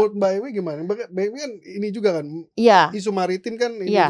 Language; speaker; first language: Indonesian; native; Indonesian